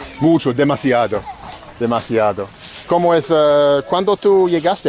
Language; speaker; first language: Spanish; non-native, learner; English